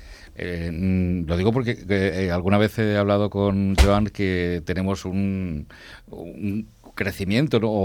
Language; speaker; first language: Spanish; native; Spanish